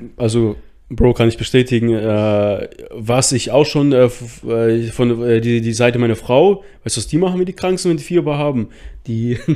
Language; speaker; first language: German; early bilingual, other home language; Russian